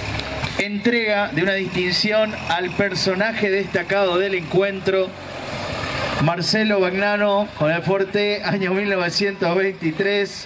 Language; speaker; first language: Spanish; native; Spanish